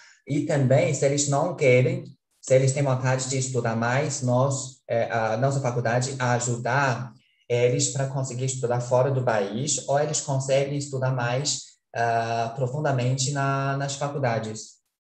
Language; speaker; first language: Portuguese; non-native, fluent; Chinese